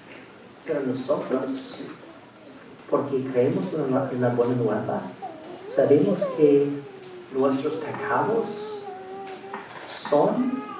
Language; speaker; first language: Spanish; non-native, fluent; English